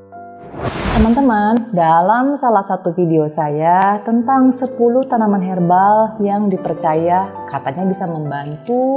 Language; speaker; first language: Indonesian; native; Indonesian